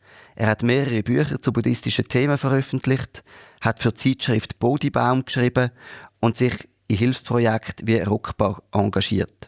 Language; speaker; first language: German; native; German